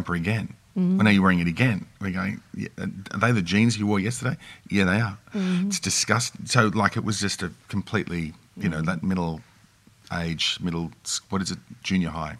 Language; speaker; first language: English; native; English